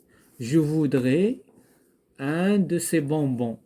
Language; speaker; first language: French; non-native, local second language; Arabic